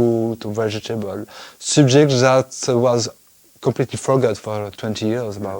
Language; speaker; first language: English; non-native, fluent; French